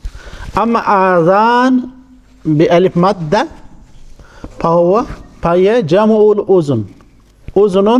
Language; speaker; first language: Arabic; non-native, fluent; Urdu